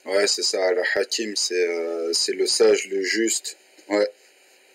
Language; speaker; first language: French; native; French